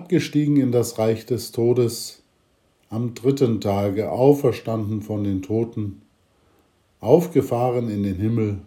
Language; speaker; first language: German; native; German